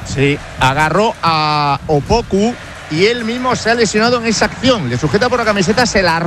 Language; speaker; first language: Spanish; native; Spanish